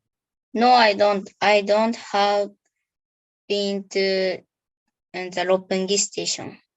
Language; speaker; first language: English; non-native, learner; Japanese